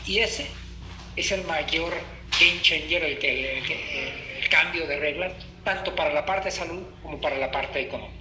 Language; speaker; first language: Spanish; native; Spanish